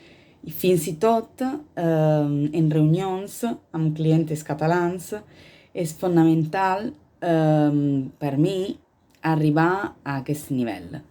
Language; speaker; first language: Catalan; non-native, learner; Italian